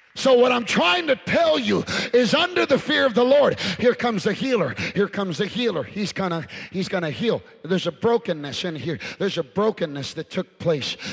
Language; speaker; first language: English; early bilingual, other home language; Spanish